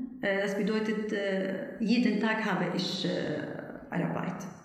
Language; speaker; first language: German; non-native, learner; Arabic